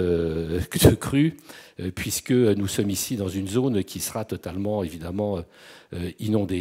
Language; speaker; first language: French; native; French